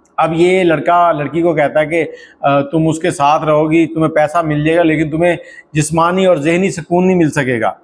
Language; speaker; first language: Urdu; native; Urdu